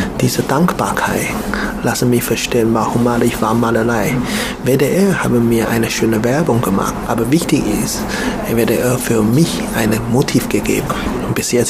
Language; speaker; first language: German; non-native, learner; Chinese